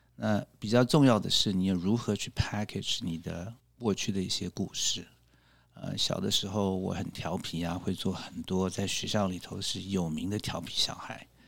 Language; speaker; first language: Chinese; native; Chinese